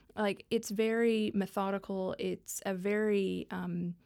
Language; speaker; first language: English; native; English